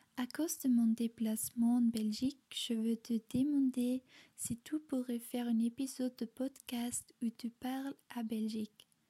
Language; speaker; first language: French; non-native, learner; German